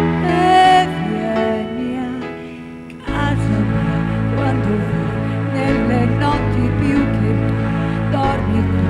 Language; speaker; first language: Italian; native; Italian